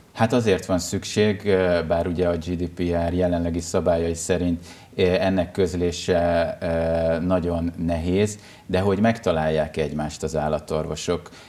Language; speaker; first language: Hungarian; native; Hungarian